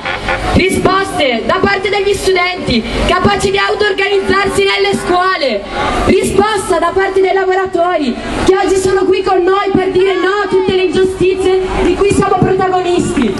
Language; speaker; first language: Italian; native; Italian